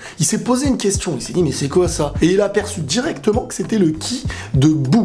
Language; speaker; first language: French; native; French